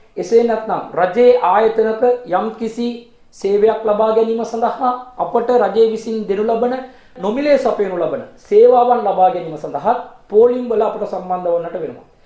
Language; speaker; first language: Sinhala; non-native, local second language; Tamil